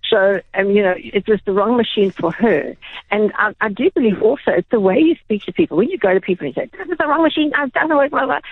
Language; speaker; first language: English; native; English